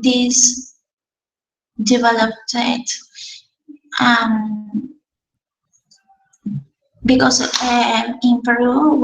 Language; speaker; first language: English; non-native, learner; Spanish